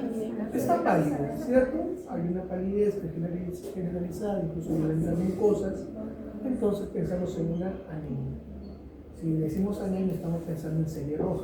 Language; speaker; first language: Spanish; native; Spanish